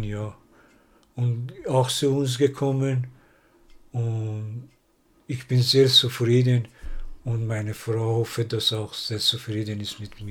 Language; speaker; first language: German; non-native, learner; Persian